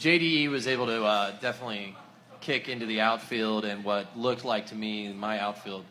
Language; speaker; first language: English; native; English